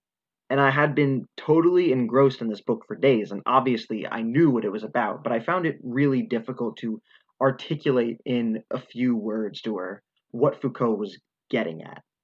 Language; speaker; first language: English; native; English